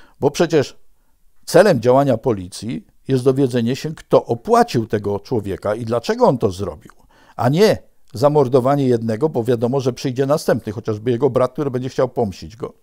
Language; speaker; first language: Polish; native; Polish